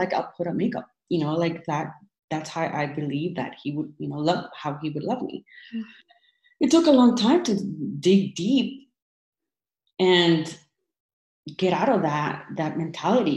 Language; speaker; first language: English; early bilingual, other home language; Spanish